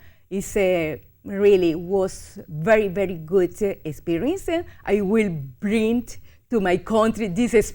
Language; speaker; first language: English; non-native, learner; Spanish